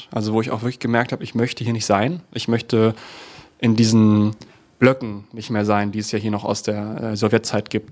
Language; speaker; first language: German; native; German